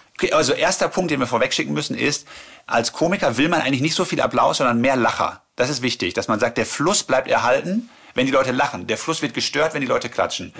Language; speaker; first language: German; native; German